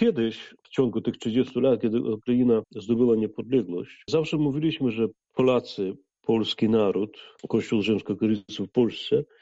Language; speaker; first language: Polish; non-native, fluent; Ukrainian